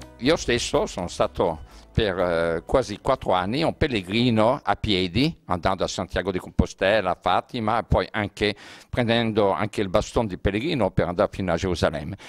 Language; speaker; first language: Italian; non-native, fluent; French